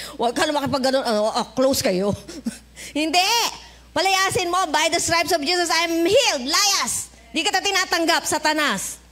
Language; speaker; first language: Filipino; native; Filipino